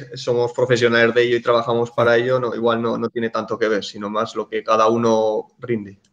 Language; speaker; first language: Spanish; native; Spanish